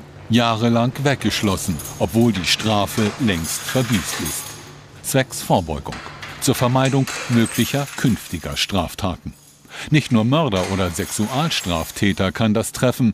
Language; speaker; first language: German; native; German